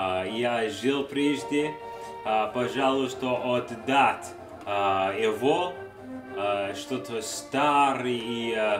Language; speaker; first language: Russian; non-native, learner; English